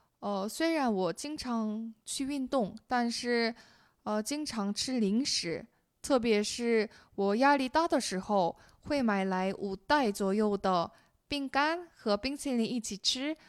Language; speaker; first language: Chinese; non-native, fluent; Korean